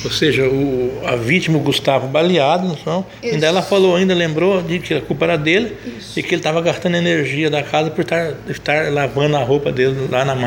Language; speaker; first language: Portuguese; native; Portuguese